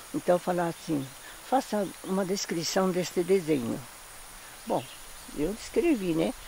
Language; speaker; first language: Portuguese; native; Portuguese